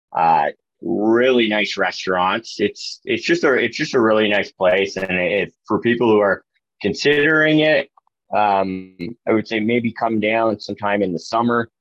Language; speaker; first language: English; native; English